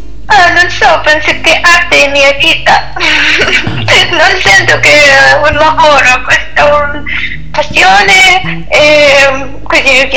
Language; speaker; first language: Italian; non-native, learner; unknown